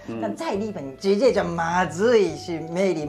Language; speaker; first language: Chinese; non-native, fluent; Japanese